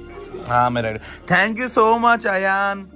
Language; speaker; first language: Hindi; native; Hindi